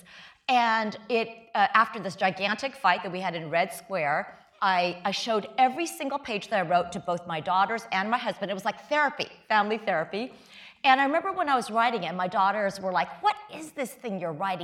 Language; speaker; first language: English; early bilingual, other home language; Chinese